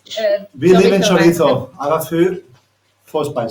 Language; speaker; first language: German; non-native, learner; Spanish